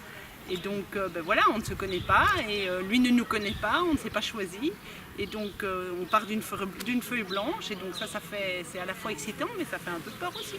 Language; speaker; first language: French; native; French